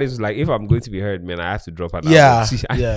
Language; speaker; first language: English; non-native, local second language; Igbo